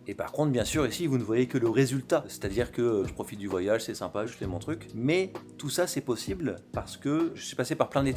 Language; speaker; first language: French; native; French